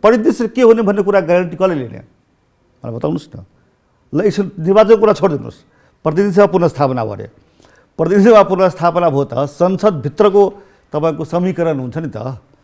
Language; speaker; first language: Nepali; non-native, local second language; Maithili